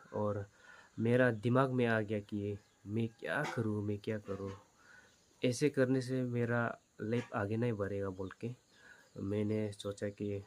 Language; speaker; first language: Hindi; non-native, local second language; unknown